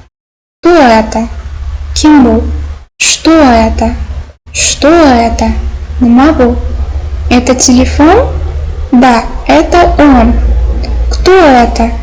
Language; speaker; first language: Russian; non-native, local second language; Uzbek